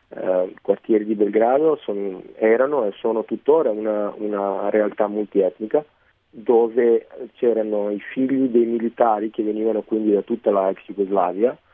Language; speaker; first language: Italian; early bilingual, other home language; Serbian